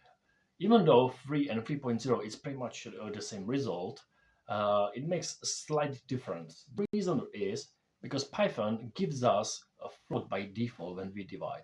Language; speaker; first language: English; non-native, fluent; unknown